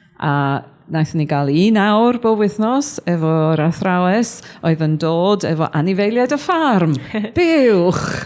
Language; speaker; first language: Welsh; non-native, local second language; English